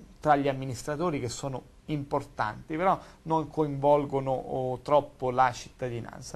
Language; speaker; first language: Italian; native; Italian